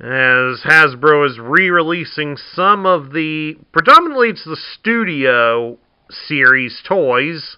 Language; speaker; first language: English; native; English